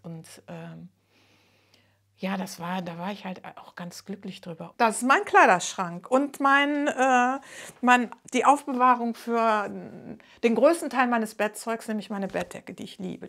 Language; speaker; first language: German; native; German